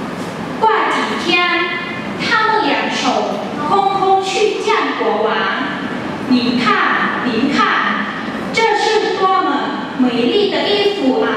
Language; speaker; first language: Chinese; non-native, learner; Thai